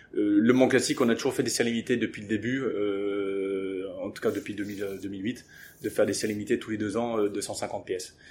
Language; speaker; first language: French; early bilingual, other home language; English